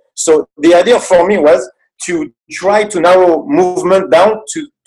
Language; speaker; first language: English; non-native, fluent; French